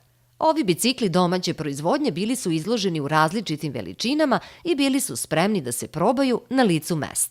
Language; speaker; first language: Serbian; native; Serbian